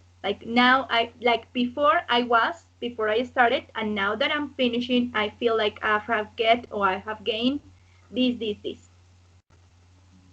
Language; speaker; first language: English; non-native, fluent; Spanish